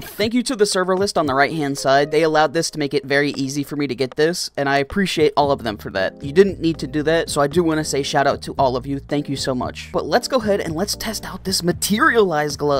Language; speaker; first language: English; native; English